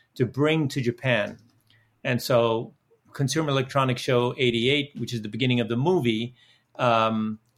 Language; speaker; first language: English; early bilingual, other home language; Dutch